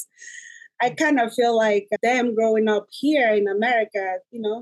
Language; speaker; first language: English; non-native, local second language; Igbo